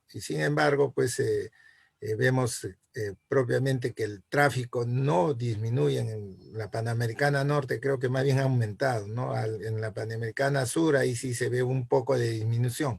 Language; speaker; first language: Spanish; native; Spanish